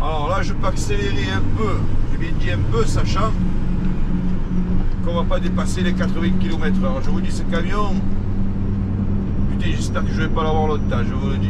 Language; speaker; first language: French; native; French